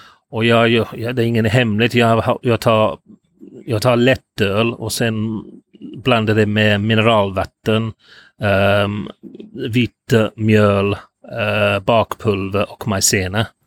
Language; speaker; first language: Swedish; non-native, fluent; English